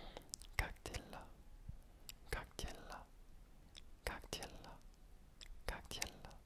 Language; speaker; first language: Russian; non-native, learner; French